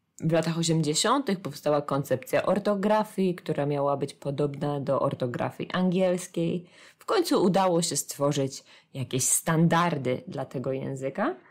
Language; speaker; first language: Polish; native; Polish